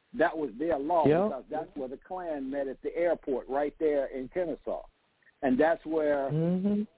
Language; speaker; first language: English; native; English